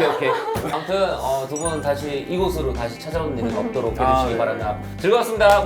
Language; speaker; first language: Korean; native; Korean